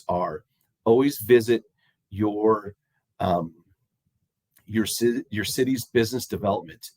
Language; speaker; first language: English; native; English